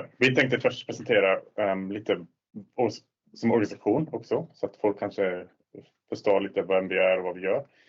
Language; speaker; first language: Swedish; non-native, fluent; Swiss German